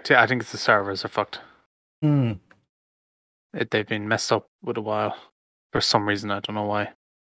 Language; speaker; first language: English; native; English